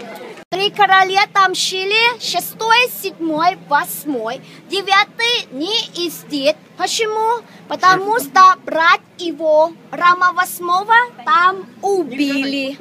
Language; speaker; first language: Russian; non-native, learner; Thai